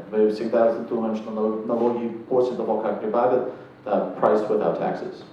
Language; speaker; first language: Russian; non-native, fluent; English